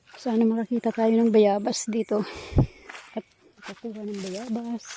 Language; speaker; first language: Filipino; non-native, local second language; Bikol